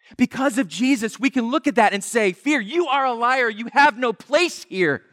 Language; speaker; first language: English; native; English